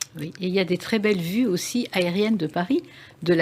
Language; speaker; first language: French; native; French